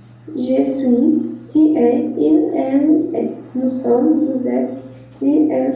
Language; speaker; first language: French; non-native, learner; Portuguese